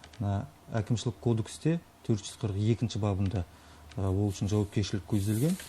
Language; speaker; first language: Kazakh; native; Kazakh